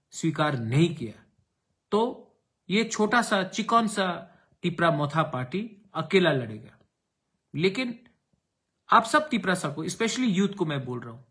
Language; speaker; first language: Hindi; non-native, local second language; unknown